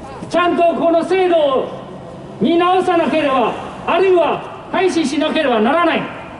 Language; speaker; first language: Japanese; non-native, fluent; Burmese